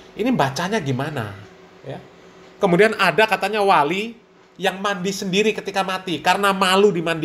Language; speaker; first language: Indonesian; native; Indonesian